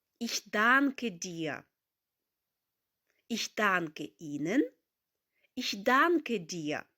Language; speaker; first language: German; non-native, learner; Ukrainian